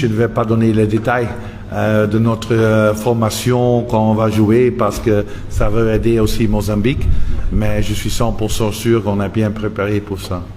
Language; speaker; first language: French; non-native, local second language; Dutch